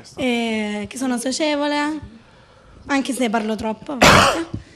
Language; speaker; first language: Italian; native; Italian